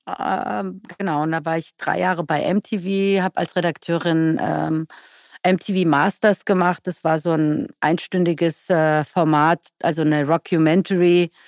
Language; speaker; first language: German; early bilingual, other home language; Persian